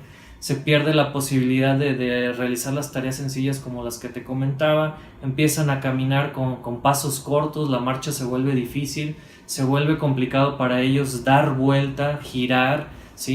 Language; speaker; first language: Spanish; native; Spanish